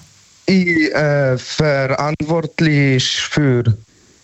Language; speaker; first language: German; non-native, learner; Polish